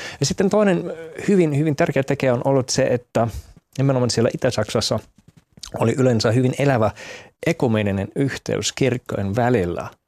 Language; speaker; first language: Finnish; non-native, fluent; German